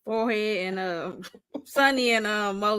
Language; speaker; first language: English; native; English